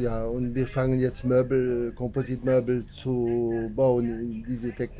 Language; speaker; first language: German; non-native, learner; French